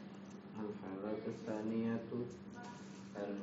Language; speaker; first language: Arabic; non-native, learner; Indonesian